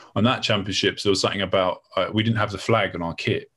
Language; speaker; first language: English; native; English